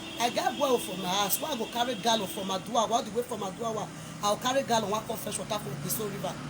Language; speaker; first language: Nigerian Pidgin; non-native, local second language; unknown